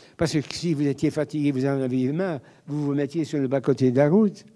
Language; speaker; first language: French; native; French